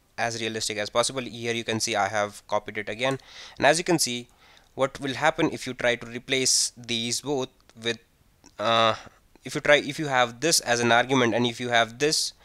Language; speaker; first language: English; non-native, local second language; Hindi